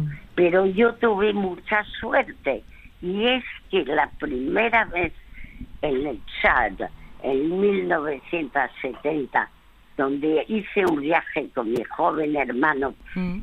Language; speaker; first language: Spanish; early bilingual, other home language; French